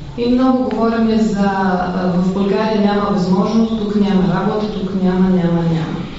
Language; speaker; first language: Bulgarian; non-native, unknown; Italian